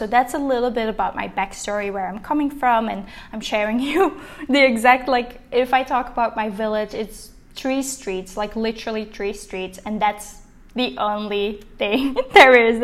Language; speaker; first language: English; non-native, fluent; Dutch